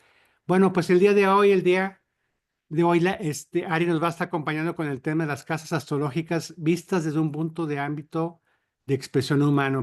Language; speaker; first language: Spanish; native; Spanish